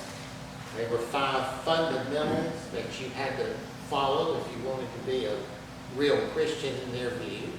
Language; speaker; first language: English; native; English